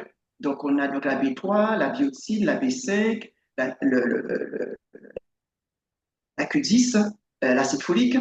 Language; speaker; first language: French; native; French